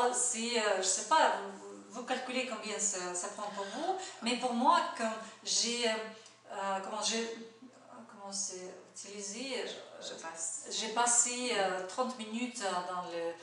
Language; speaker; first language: French; non-native, learner; Russian